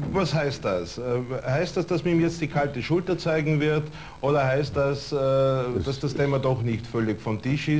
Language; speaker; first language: German; native; German